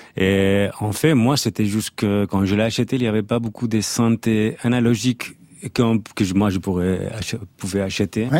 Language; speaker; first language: French; non-native, fluent; Catalan